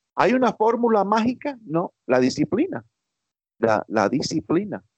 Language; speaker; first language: Spanish; early bilingual, heritage; Spanish